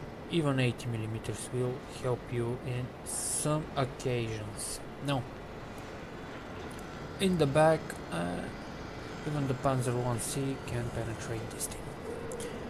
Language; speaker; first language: English; non-native, fluent; Bulgarian